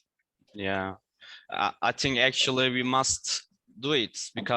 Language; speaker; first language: English; non-native, learner; Turkish